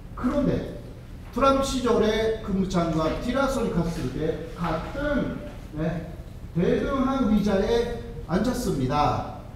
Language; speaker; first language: Korean; non-native, fluent; Japanese